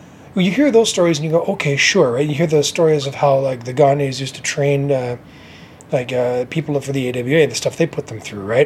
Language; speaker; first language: English; native; English